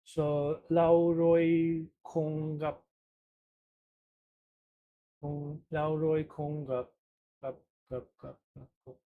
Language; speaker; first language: Vietnamese; non-native, learner; Dutch